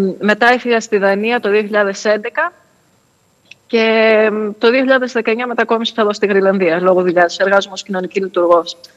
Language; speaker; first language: Greek; native; Greek